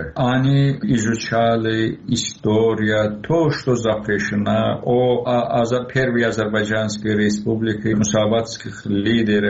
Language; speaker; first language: Russian; non-native, local second language; Azerbaijani